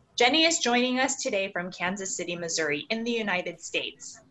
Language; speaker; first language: English; native; English